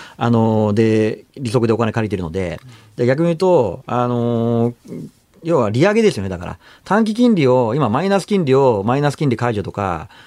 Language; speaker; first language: Japanese; native; Japanese